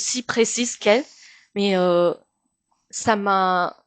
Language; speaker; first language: French; non-native, fluent; Min Nan Chinese